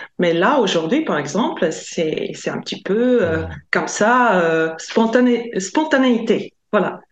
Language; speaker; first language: French; non-native, fluent; Latvian